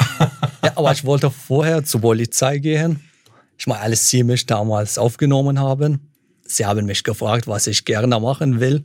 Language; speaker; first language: German; non-native, fluent; Arabic